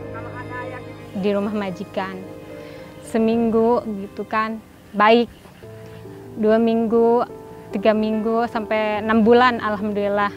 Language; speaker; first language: Indonesian; non-native, local second language; Sundanese